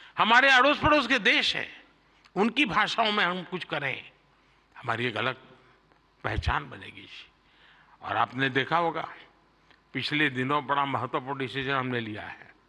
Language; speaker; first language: Hindi; non-native, local second language; Gujarati